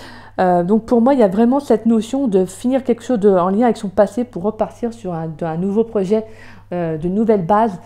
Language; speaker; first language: French; native; French